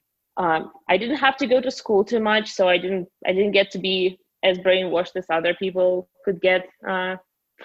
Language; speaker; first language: English; non-native, fluent; Russian